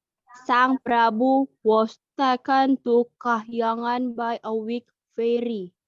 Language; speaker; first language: English; non-native, learner; Indonesian